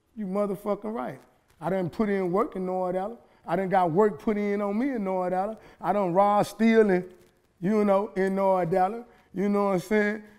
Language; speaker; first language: English; native; English